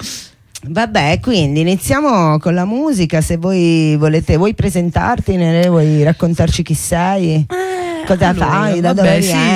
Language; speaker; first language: Italian; native; Italian